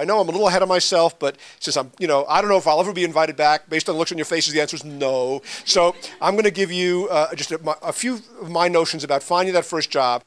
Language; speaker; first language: English; native; English